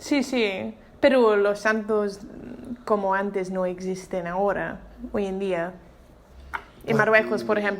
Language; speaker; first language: Spanish; non-native, learner; English